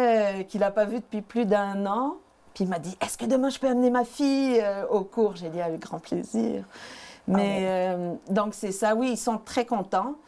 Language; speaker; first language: French; native; French